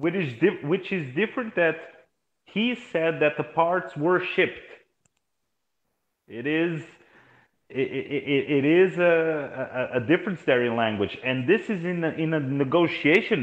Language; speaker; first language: English; non-native, fluent; Portuguese